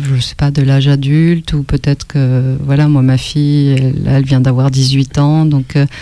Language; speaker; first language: French; non-native, fluent; Spanish